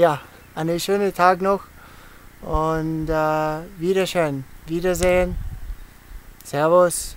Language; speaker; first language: German; early bilingual, heritage; English